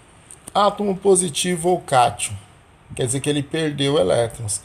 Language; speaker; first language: Portuguese; native; Portuguese